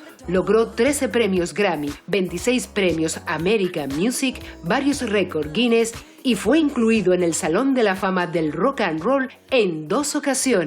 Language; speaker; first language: Spanish; native; Spanish